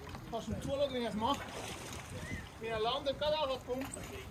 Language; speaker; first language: German; native; German